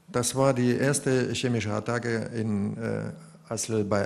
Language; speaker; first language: German; non-native, fluent; Russian